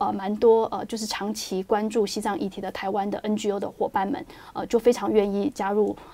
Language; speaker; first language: Chinese; native; Chinese